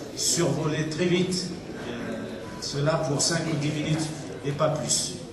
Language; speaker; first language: French; non-native, local second language; Arabic